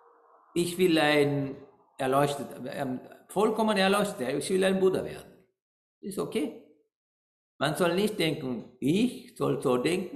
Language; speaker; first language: German; non-native, learner; Sinhala